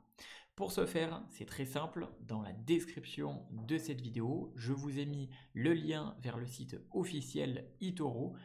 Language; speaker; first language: French; native; French